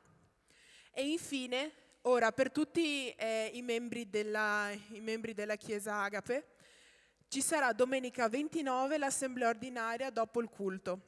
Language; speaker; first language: Italian; native; Italian